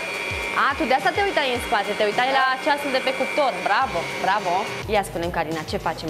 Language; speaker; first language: Romanian; native; Romanian